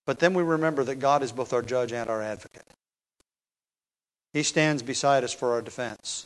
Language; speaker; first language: English; native; English